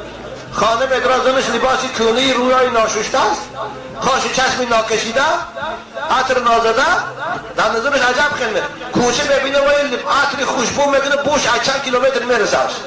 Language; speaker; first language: Persian; native; Persian